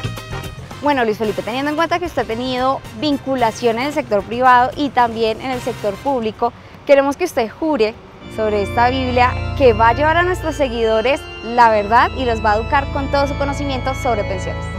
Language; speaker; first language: Spanish; native; Spanish